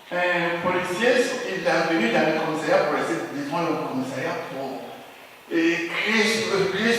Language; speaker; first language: French; non-native, learner; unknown